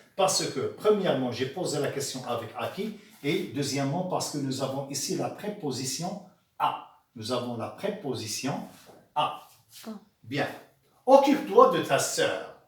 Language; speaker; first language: French; non-native, local second language; Arabic